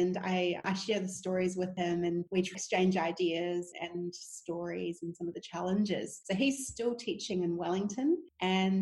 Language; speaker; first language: English; native; English